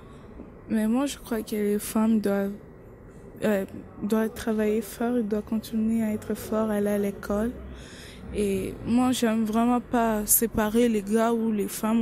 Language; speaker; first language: French; non-native, local second language; Lingala